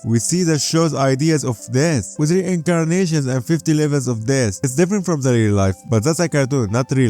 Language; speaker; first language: English; non-native, fluent; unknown